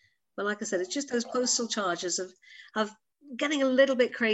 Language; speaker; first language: English; native; English